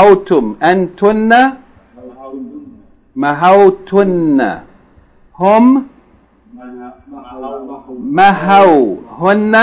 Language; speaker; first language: Arabic; non-native, fluent; English